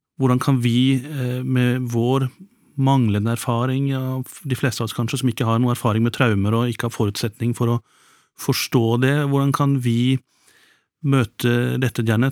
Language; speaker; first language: Norwegian; native; Norwegian